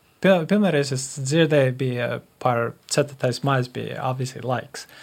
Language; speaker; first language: Latvian; early bilingual, heritage; Latvian